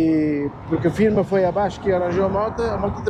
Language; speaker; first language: Portuguese; early bilingual, heritage; German